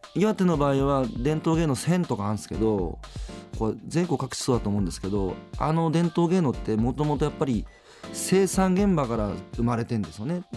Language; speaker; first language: Japanese; native; Japanese